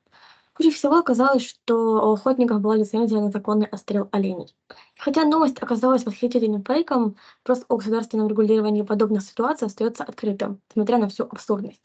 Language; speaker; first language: Russian; native; Russian